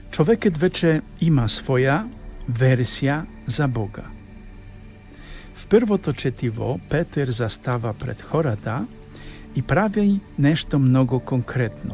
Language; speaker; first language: Bulgarian; non-native, fluent; Polish